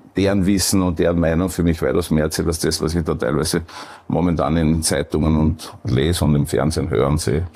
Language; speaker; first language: German; native; German